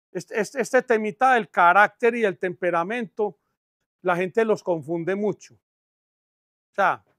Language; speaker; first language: Spanish; native; Spanish